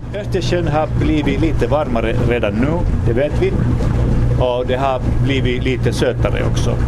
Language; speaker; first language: Swedish; non-native, local second language; Finnish